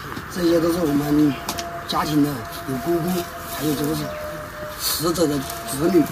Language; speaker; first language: Chinese; native; Chinese